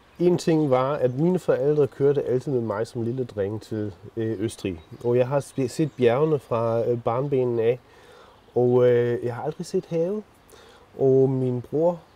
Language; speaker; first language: Danish; non-native, fluent; German